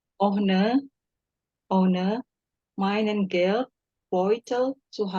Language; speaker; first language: German; non-native, learner; Indonesian